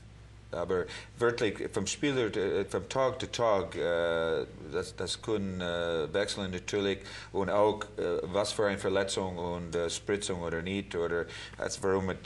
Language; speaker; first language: German; non-native, learner; English